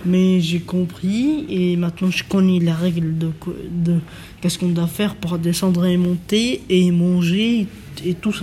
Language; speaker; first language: French; non-native, learner; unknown